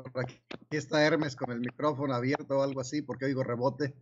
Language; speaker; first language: Spanish; native; Spanish